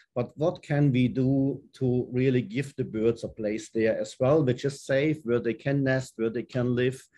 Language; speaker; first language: English; non-native, fluent; German